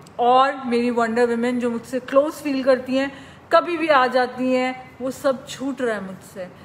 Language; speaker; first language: Hindi; native; Hindi